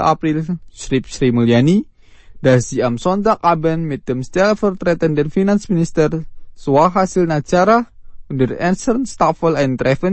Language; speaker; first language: German; non-native, fluent; Indonesian